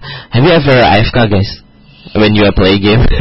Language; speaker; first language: English; non-native, learner; Indonesian